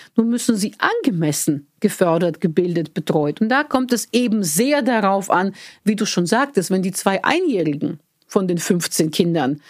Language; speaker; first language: German; non-native, fluent; Bulgarian